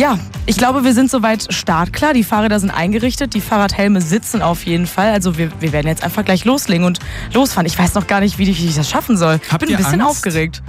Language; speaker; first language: German; native; German